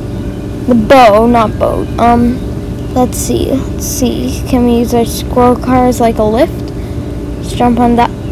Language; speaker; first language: English; native; English